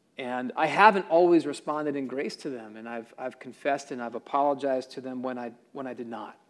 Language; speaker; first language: English; native; English